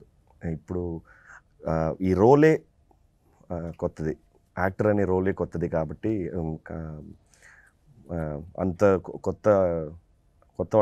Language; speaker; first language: Telugu; non-native, local second language; Tamil